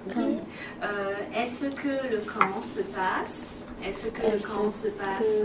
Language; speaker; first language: French; non-native, fluent; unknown